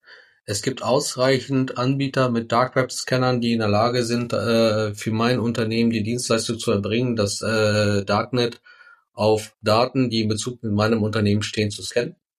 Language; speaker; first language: German; native; German